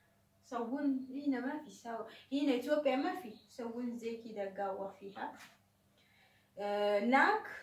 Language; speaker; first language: Arabic; non-native, learner; Oromo